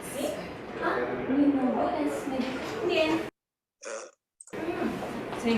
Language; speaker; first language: Spanish; non-native, learner; Indonesian